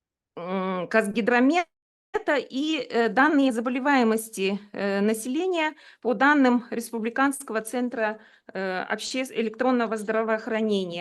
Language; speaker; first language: Russian; native; Russian